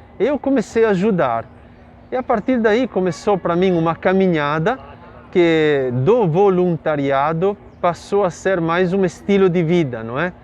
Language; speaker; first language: Portuguese; non-native, fluent; Italian